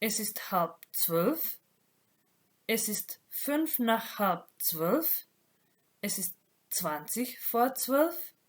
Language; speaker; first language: German; non-native, fluent; Macedonian